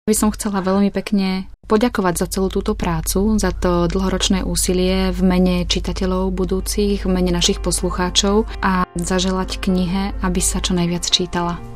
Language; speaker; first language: Slovak; native; Slovak